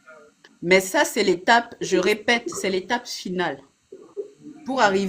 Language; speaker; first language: French; native; French